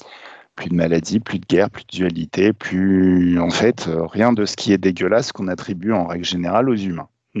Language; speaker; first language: French; native; French